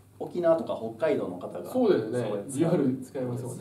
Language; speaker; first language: Japanese; native; Japanese